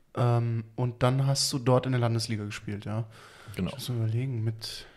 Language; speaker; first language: German; native; German